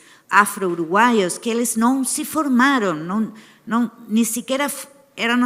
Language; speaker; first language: Portuguese; non-native, fluent; Spanish